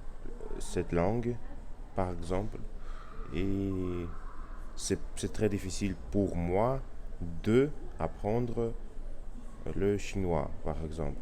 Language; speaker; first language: French; non-native, learner; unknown